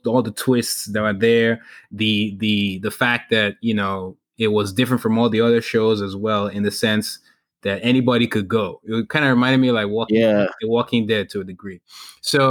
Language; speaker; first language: English; non-native, local second language; Igbo